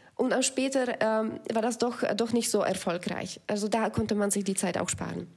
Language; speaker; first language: German; non-native, fluent; Slovak